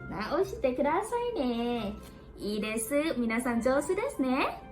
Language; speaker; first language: Japanese; non-native, learner; Thai